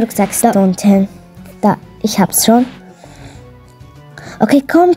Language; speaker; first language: German; non-native, learner; Arabic